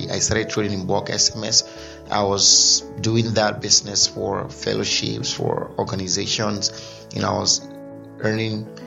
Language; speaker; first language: English; non-native, local second language; Igbo